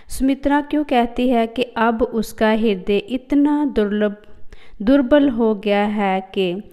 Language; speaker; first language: Hindi; non-native, local second language; Punjabi